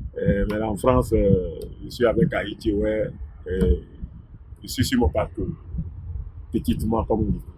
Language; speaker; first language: French; non-native, local second language; Fon